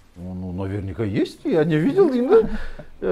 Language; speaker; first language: Russian; non-native, local second language; Kazakh